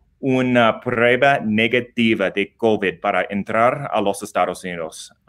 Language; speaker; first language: Spanish; non-native, learner; English